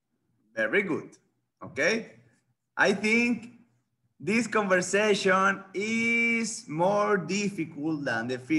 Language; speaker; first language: English; non-native, fluent; Spanish